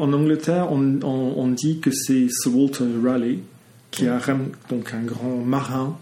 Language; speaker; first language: French; non-native, fluent; English